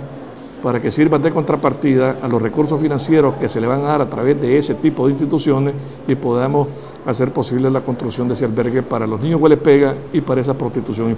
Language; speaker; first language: Spanish; native; Spanish